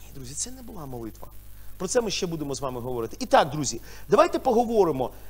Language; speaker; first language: Ukrainian; non-native, local second language; Russian